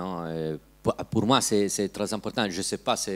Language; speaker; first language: French; non-native, learner; Italian